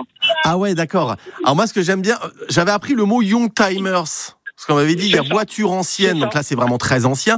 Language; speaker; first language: French; native; French